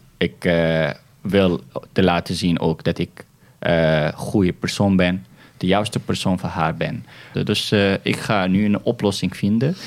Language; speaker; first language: Dutch; non-native, fluent; Arabic